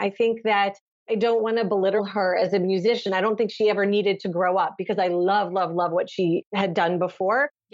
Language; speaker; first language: English; native; English